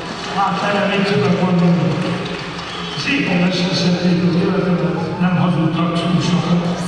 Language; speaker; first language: Hungarian; early bilingual, heritage; Hungarian